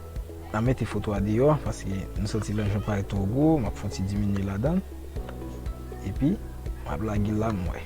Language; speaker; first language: French; non-native, local second language; Haitian Creole